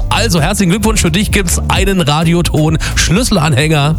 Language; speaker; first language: German; native; German